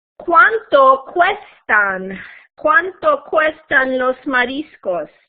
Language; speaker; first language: Spanish; non-native, fluent; English